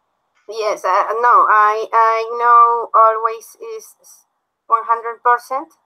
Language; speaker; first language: English; non-native, learner; Spanish